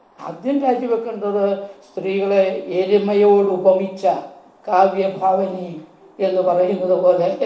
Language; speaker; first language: Malayalam; native; Malayalam